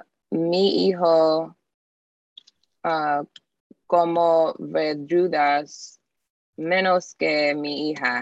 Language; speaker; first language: Spanish; non-native, learner; English